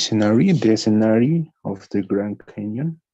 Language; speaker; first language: English; non-native, learner; Spanish